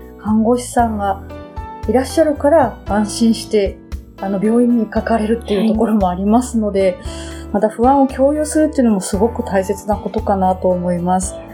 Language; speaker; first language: Japanese; native; Japanese